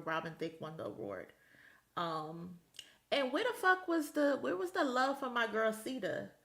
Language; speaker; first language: English; native; English